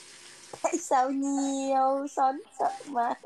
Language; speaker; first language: Vietnamese; non-native, learner; Indonesian